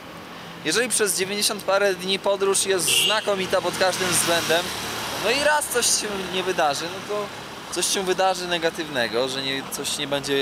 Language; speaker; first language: Polish; native; Polish